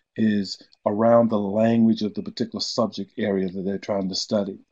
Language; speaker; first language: English; native; English